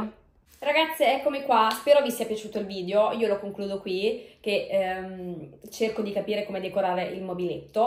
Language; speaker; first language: Italian; native; Italian